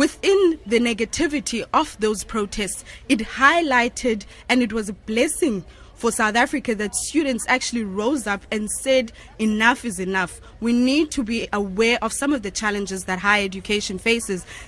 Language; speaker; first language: English; non-native, local second language; Xhosa